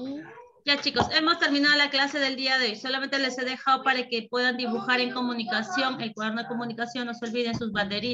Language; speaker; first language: Spanish; native; Spanish